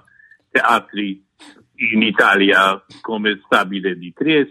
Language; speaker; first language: Italian; non-native, fluent; Polish